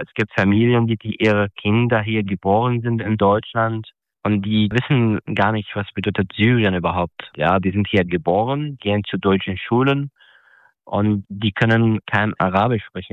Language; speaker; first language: German; non-native, learner; Arabic